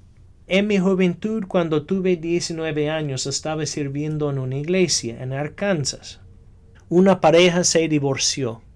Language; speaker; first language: Spanish; non-native, fluent; English